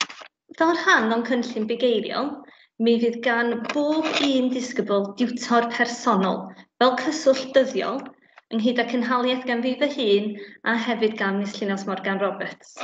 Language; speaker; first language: Welsh; native; Welsh